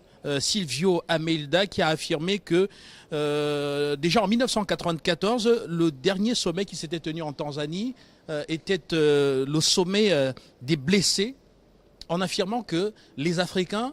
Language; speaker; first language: French; native; French